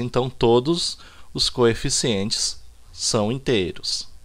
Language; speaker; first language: Portuguese; native; Portuguese